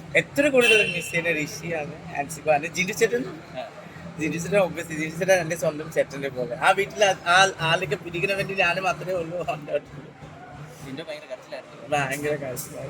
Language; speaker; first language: Malayalam; non-native, learner; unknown